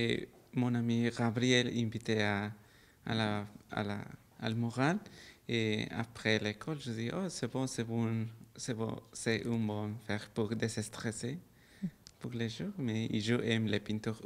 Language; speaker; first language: French; non-native, learner; Spanish